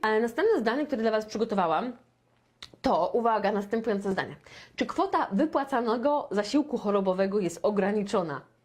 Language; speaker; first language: Polish; native; Polish